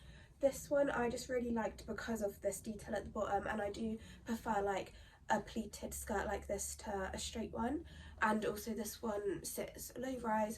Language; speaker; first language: English; native; English